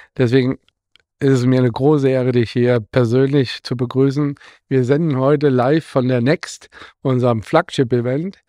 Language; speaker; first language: German; native; German